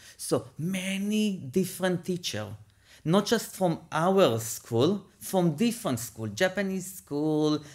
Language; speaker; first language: English; non-native, fluent; Hebrew